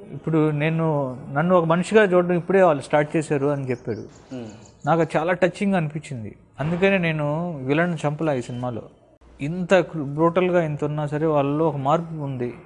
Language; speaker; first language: Telugu; native; Telugu